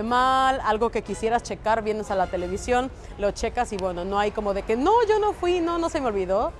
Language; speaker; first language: Spanish; native; Spanish